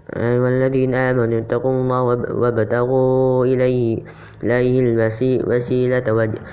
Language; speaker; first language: Arabic; non-native, learner; Indonesian